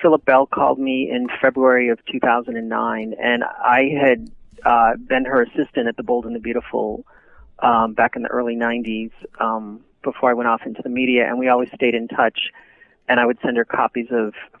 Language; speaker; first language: English; native; English